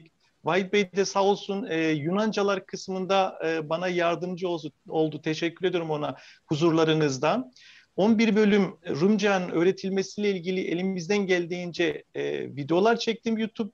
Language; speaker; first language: Turkish; native; Turkish